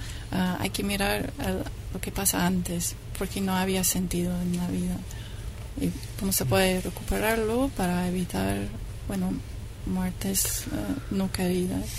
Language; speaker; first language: Spanish; non-native, fluent; English